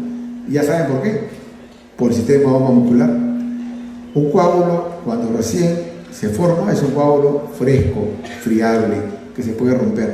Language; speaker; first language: Spanish; native; Spanish